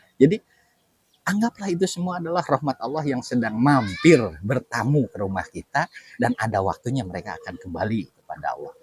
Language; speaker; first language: Indonesian; non-native, local second language; Sundanese